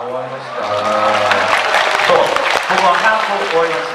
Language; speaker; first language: Japanese; non-native, fluent; Korean